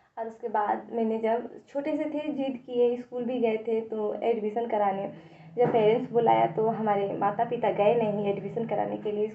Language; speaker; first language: Hindi; native; Hindi